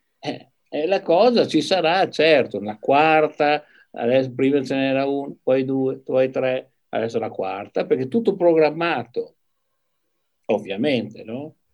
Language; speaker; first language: Italian; native; Italian